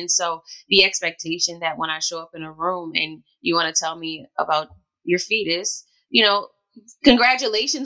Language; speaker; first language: English; native; English